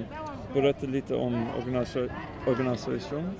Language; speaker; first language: Swedish; non-native, learner; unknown